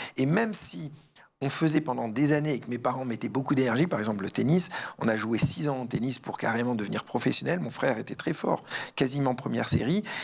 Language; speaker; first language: French; early bilingual, other home language; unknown